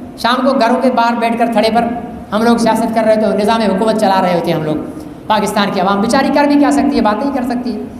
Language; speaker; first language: Urdu; non-native, local second language; Sindhi